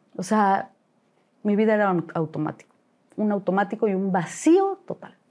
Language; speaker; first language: Spanish; native; Spanish